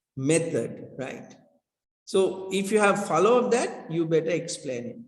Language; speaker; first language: English; non-native, local second language; Sinhala